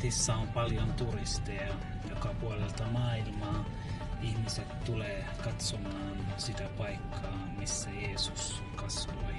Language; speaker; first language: Finnish; non-native, fluent; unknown